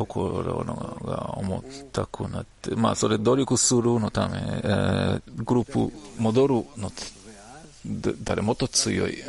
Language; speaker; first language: Japanese; non-native, learner; Hebrew